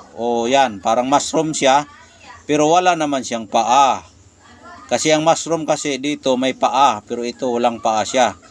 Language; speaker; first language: Filipino; non-native, local second language; Cebuano